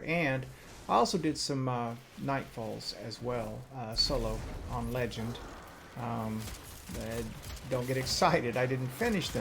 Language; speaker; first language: English; native; English